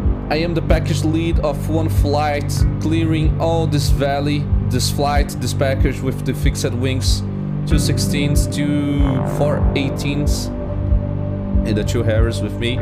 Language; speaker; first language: English; non-native, fluent; Portuguese